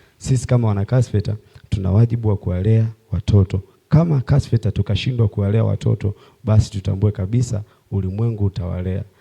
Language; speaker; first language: Swahili; native; Swahili